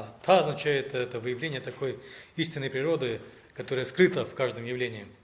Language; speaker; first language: Russian; native; Russian